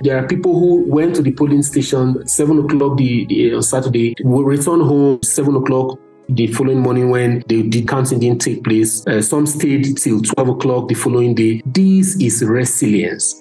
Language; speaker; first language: English; non-native, local second language; Hausa